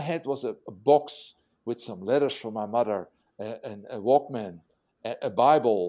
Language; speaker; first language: English; non-native, fluent; Dutch